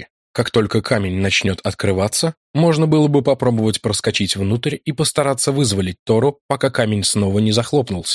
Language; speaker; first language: Russian; native; Russian